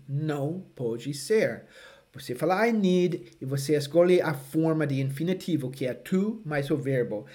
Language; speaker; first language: Portuguese; non-native, fluent; English